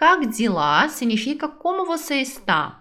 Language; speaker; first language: Portuguese; non-native, fluent; Russian